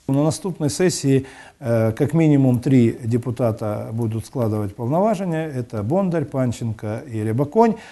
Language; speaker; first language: Russian; non-native, local second language; Ukrainian